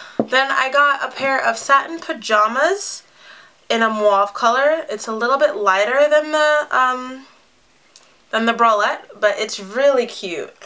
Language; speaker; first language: English; native; English